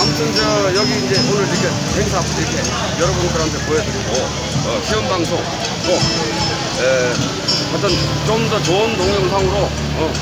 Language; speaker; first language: Korean; native; Korean